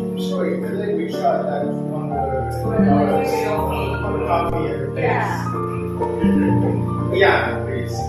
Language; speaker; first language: English; non-native, fluent; Chinese